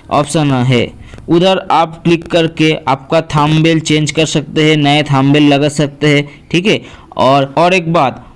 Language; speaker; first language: Hindi; non-native, local second language; Bangla